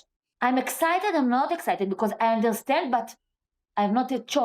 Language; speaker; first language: English; non-native, learner; Hebrew